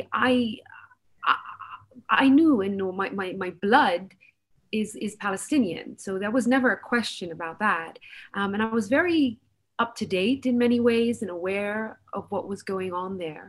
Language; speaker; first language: English; native; English